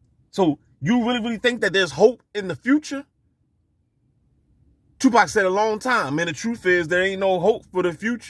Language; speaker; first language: English; native; English